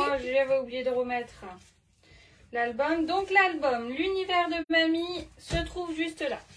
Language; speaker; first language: French; native; French